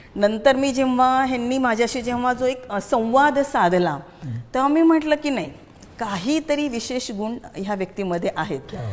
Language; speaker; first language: Marathi; native; Marathi